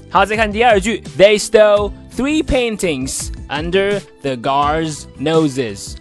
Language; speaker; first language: English; non-native, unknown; Chinese